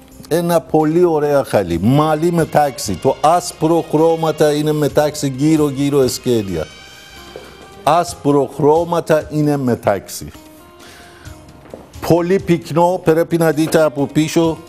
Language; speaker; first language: Greek; non-native, learner; Persian